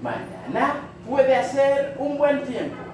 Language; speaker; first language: Spanish; non-native, learner; Haitian Creole